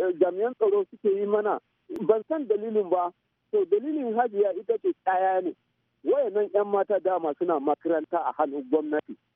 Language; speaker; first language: Hausa; non-native, local second language; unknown